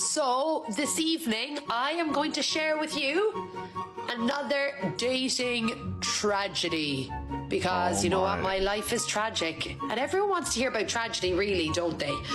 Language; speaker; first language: English; native; English